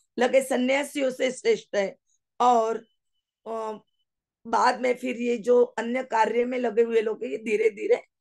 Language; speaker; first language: Hindi; non-native, local second language; Marathi